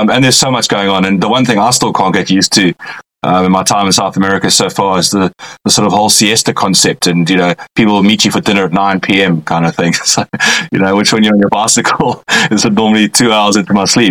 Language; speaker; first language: English; native; English